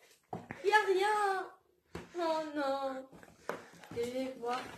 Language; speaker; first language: French; non-native, local second language; Arabic